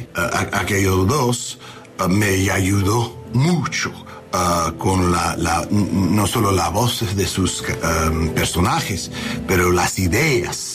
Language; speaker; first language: Spanish; non-native, learner; English